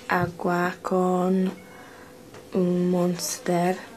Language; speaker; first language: Spanish; non-native, learner; English